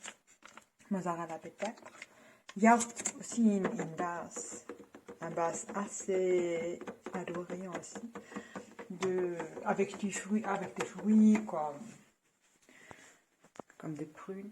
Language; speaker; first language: French; non-native, fluent; German